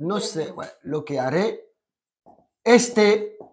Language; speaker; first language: Spanish; non-native, fluent; French